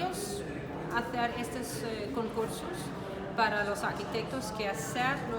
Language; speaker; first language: Spanish; non-native, learner; Danish